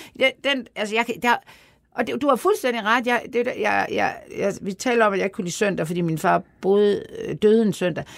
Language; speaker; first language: Danish; native; Danish